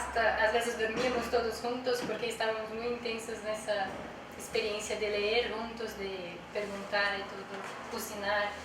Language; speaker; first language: Spanish; non-native, learner; Portuguese